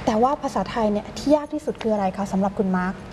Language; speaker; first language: Thai; native; Thai